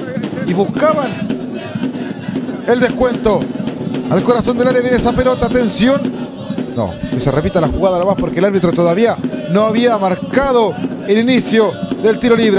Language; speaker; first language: Spanish; native; Spanish